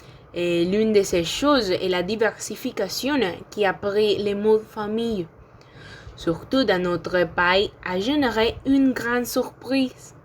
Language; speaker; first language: French; non-native, learner; Spanish